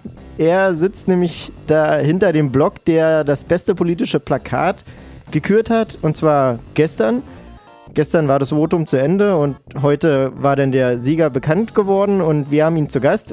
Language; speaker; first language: German; native; German